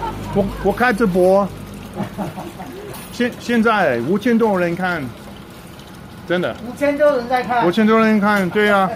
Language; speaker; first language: Chinese; non-native, learner; English